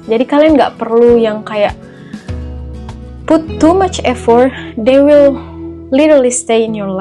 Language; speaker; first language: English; non-native, fluent; Indonesian